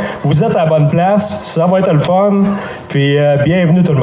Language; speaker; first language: French; native; French